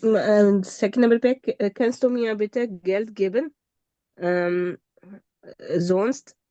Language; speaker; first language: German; non-native, learner; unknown